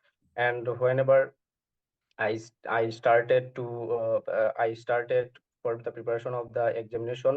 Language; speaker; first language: English; non-native, learner; Bangla